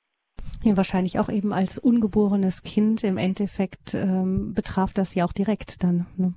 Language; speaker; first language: German; native; German